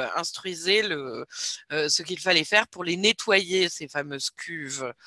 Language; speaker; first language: French; native; French